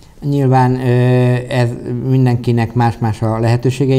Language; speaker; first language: Hungarian; native; Hungarian